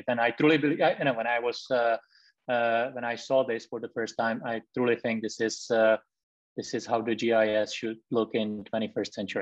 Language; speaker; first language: English; non-native, fluent; Czech